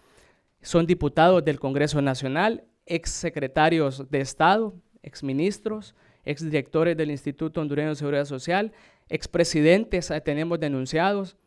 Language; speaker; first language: Spanish; native; Spanish